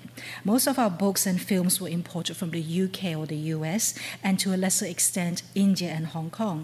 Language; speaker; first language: English; non-native, local second language; Cantonese